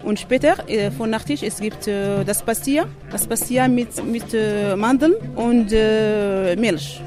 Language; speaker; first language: German; non-native, learner; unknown